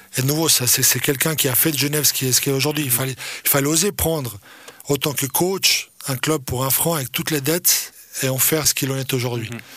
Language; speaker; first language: French; early bilingual, other home language; Croatian